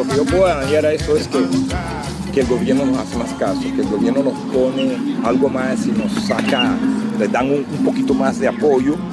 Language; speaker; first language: Spanish; non-native, local second language; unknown